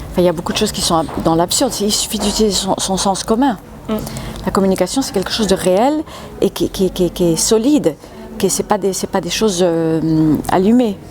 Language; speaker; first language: French; early bilingual, other home language; English